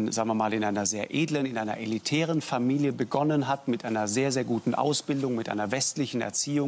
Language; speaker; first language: German; native; German